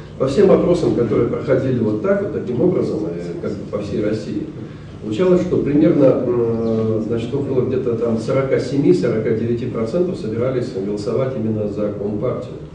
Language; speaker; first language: Russian; native; Russian